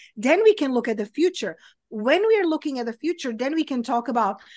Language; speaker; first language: English; non-native, fluent; Czech